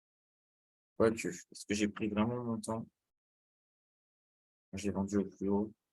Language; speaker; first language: French; native; French